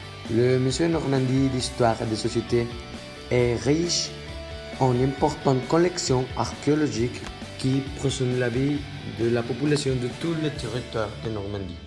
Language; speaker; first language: French; non-native, learner; Spanish